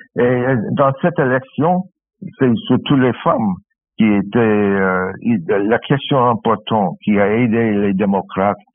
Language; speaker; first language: French; non-native, learner; English